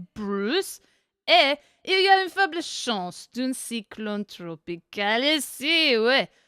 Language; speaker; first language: French; non-native, learner; English